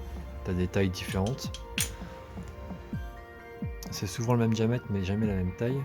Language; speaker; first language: French; native; French